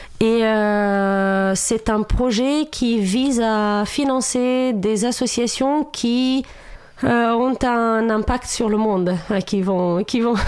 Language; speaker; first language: French; non-native, fluent; Romanian